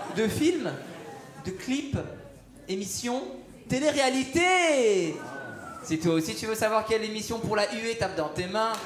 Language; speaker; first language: French; early bilingual, other home language; Persian